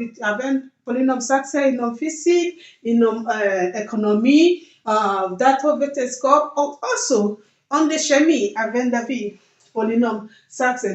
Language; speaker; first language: Swedish; non-native, learner; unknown